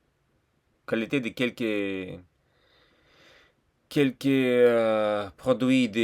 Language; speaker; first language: French; non-native, learner; Russian